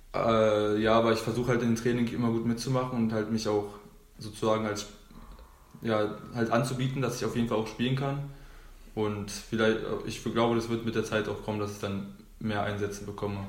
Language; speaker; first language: German; native; German